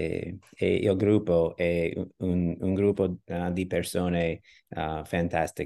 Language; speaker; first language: Italian; non-native, learner; English